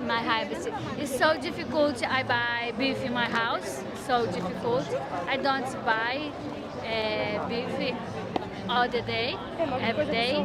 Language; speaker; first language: English; non-native, learner; Portuguese